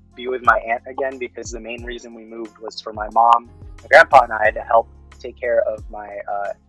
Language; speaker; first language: English; early bilingual, other home language; Filipino